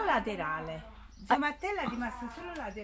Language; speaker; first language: Italian; native; Italian